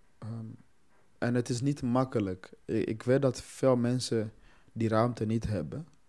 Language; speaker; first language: Dutch; non-native, fluent; Swahili